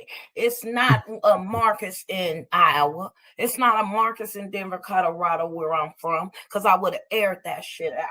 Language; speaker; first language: English; native; English